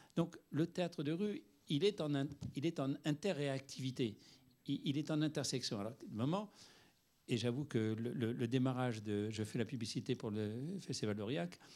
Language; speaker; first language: French; native; French